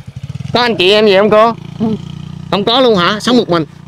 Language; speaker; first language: Vietnamese; native; Vietnamese